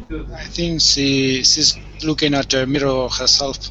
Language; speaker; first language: English; non-native, learner; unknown